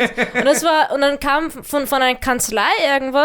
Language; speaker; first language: German; early bilingual, other home language; Arabic